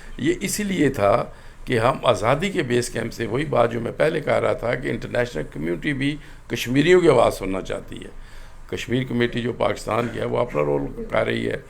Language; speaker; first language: Urdu; non-native, local second language; Pahari-Potwari